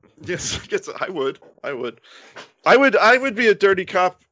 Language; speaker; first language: English; early bilingual, other home language; Spanish